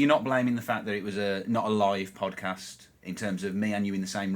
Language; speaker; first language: English; native; English